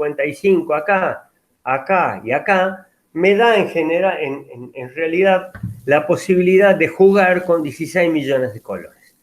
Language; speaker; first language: Spanish; native; Spanish